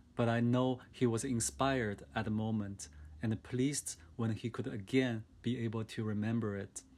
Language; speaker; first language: English; non-native, fluent; Chinese